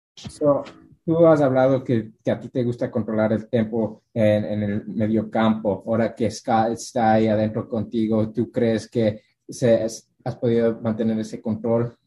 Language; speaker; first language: Spanish; early bilingual, heritage; Spanish